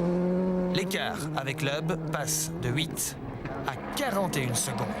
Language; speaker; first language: French; native; French